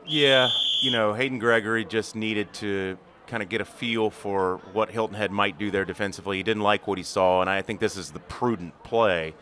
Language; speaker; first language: English; native; English